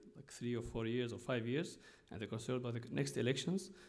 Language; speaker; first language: English; non-native, fluent; Arabic